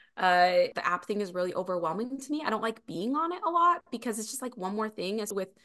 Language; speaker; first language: English; native; English